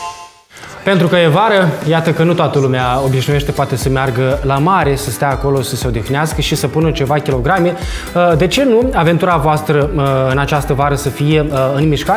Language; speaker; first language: Romanian; native; Romanian